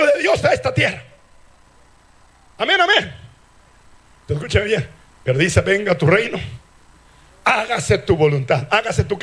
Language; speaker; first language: Spanish; early bilingual, heritage; Spanish